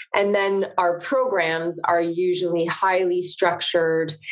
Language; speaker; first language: English; native; English